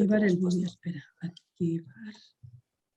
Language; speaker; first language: Spanish; native; Spanish